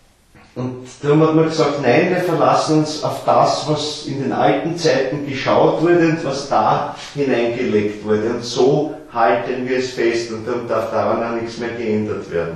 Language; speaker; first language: German; native; German